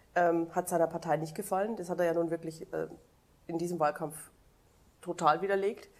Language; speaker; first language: German; native; German